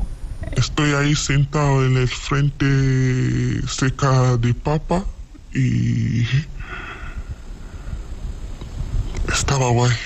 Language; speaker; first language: Spanish; non-native, learner; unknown